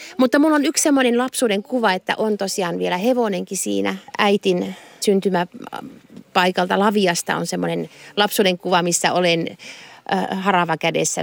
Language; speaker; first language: Finnish; native; Finnish